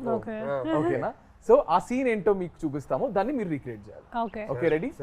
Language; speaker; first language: Telugu; native; Telugu